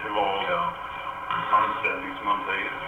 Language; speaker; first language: Swedish; non-native, fluent; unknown